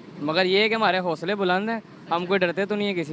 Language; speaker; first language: Hindi; non-native, local second language; Pashto